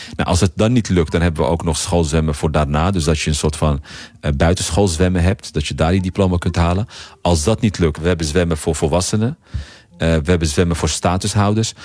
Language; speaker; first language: Dutch; early bilingual, other home language; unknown